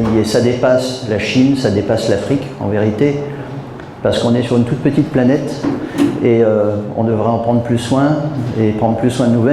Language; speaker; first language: French; native; French